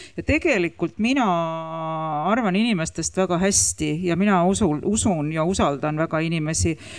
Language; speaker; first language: Estonian; native; Estonian